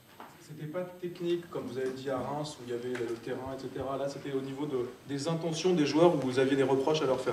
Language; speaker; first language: French; native; French